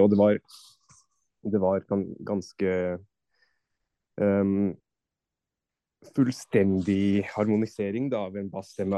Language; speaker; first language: Norwegian; non-native, fluent; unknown